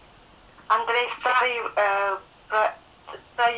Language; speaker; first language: Russian; non-native, learner; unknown